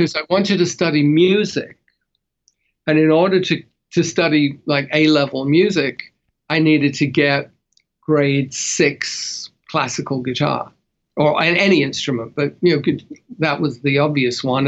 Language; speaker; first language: English; native; English